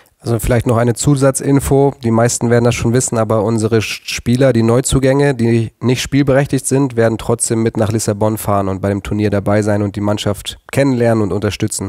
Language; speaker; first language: German; native; German